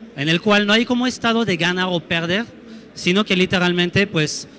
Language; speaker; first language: Spanish; non-native, fluent; French